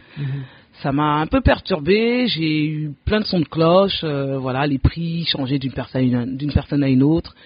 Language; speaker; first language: French; early bilingual, other home language; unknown